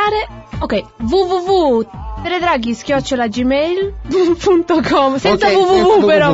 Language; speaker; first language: Italian; native; Italian